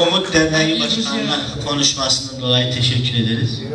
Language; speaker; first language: Turkish; native; Turkish